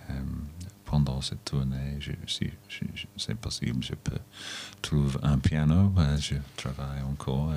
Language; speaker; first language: French; non-native, learner; English